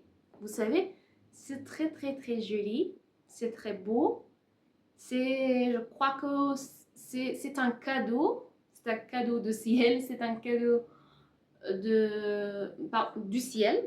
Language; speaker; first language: French; non-native, learner; Persian